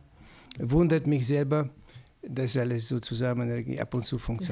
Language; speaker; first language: German; non-native, fluent; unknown